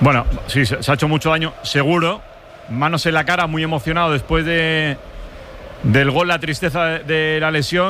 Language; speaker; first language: Spanish; native; Spanish